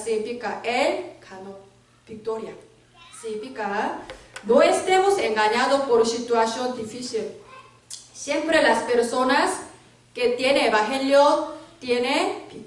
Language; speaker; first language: Spanish; non-native, learner; Korean